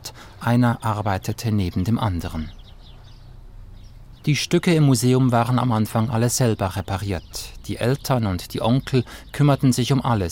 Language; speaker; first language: German; native; German